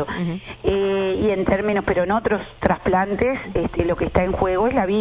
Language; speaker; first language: Spanish; native; Spanish